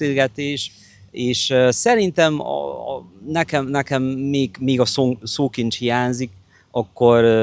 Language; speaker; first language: Hungarian; non-native, fluent; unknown